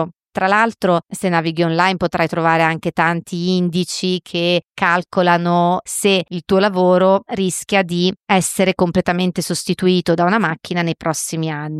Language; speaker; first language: Italian; native; Italian